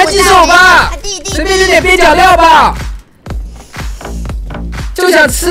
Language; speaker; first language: Chinese; native; Chinese